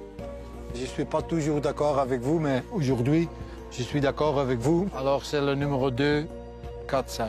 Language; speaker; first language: French; non-native, local second language; Dutch